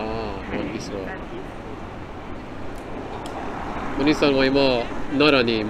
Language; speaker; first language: Japanese; non-native, learner; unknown